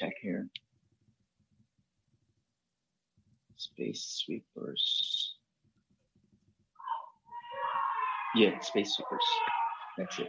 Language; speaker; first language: English; non-native, fluent; Portuguese